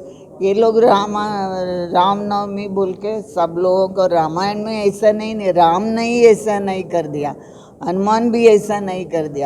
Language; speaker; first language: Hindi; non-native, local second language; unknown